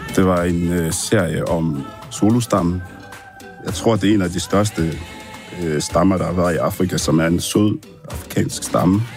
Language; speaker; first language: Danish; early bilingual, other home language; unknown